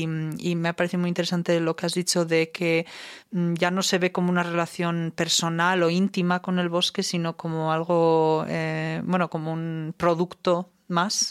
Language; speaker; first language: Spanish; non-native, fluent; German